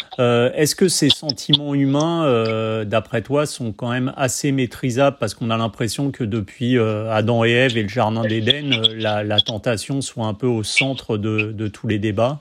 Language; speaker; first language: French; native; French